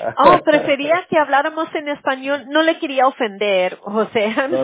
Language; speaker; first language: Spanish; early bilingual, heritage; English